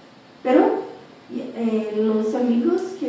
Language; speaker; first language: Spanish; non-native, fluent; Portuguese